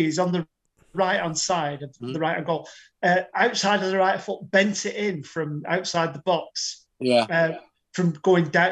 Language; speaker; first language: English; native; English